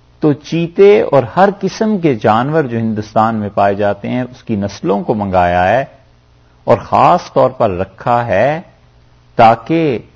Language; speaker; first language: Urdu; native; Urdu